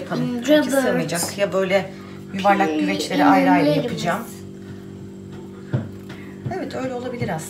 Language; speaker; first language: Turkish; native; Turkish